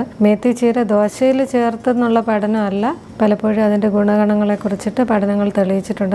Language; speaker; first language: Malayalam; native; Malayalam